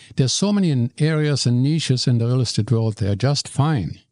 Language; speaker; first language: English; non-native, fluent; German